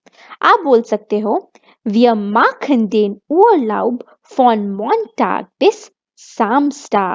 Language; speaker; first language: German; non-native, fluent; Hindi